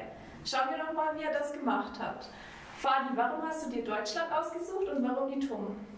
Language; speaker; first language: German; native; German